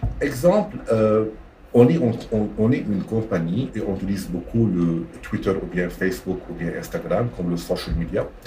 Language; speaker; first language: French; non-native, local second language; Arabic